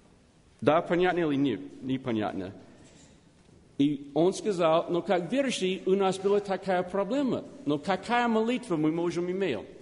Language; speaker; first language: Russian; non-native, learner; English